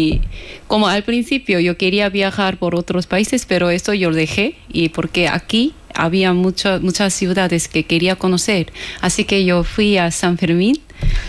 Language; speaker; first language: Spanish; non-native, learner; Korean